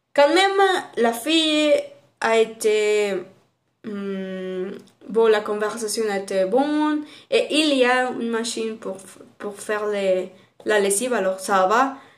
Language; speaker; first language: French; non-native, learner; Spanish